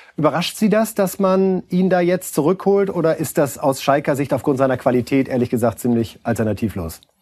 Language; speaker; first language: German; native; German